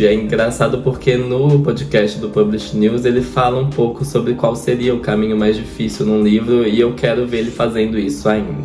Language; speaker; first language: Portuguese; native; Portuguese